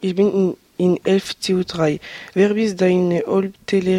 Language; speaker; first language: German; non-native, learner; French